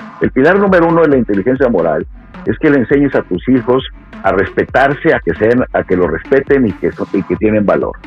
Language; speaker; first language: Spanish; native; Spanish